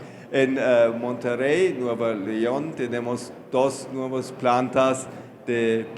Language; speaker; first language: Spanish; non-native, fluent; German